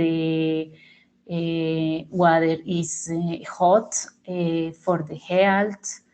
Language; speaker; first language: English; non-native, learner; Spanish